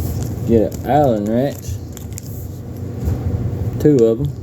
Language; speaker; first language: English; native; English